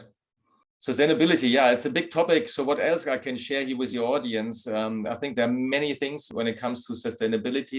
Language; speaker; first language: English; non-native, fluent; German